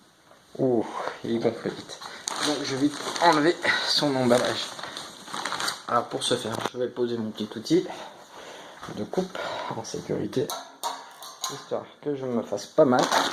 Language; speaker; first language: French; native; French